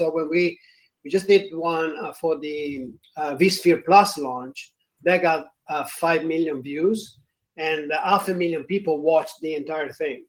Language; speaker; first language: English; non-native, fluent; Italian